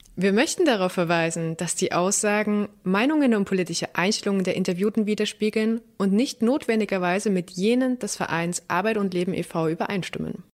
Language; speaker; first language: German; native; German